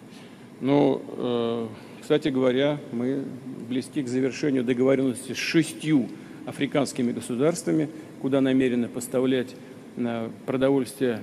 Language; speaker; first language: Russian; native; Russian